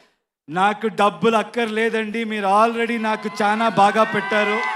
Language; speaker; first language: Telugu; non-native, learner; Kannada